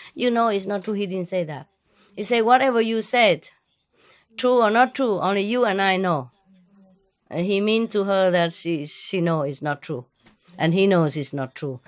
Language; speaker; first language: English; non-native, fluent; Vietnamese